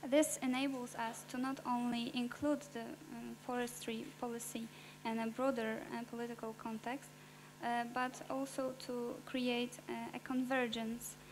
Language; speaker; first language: English; non-native, fluent; Polish